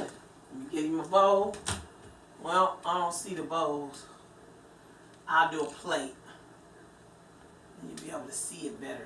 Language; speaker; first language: English; native; English